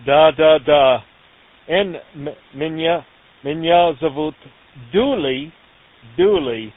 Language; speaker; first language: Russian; non-native, learner; English